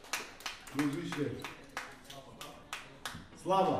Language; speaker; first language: Russian; native; Russian